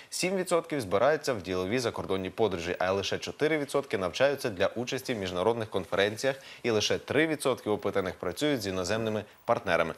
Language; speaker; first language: Ukrainian; native; Ukrainian